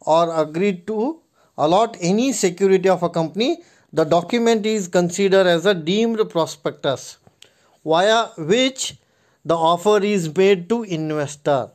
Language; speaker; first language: English; non-native, local second language; Kannada